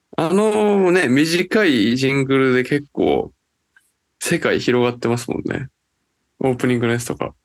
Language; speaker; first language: Japanese; native; Japanese